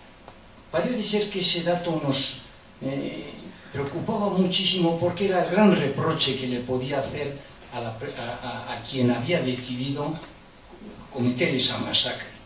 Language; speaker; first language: Spanish; native; Spanish